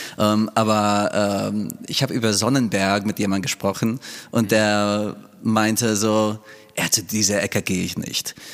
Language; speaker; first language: German; non-native, fluent; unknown